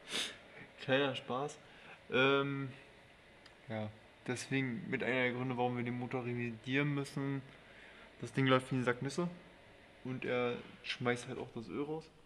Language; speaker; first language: German; native; German